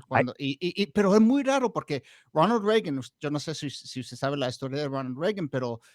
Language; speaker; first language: Spanish; non-native, fluent; English